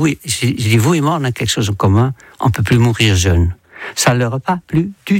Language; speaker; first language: French; non-native, fluent; Dutch